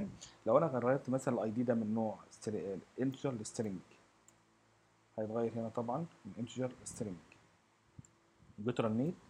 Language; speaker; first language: Arabic; native; Arabic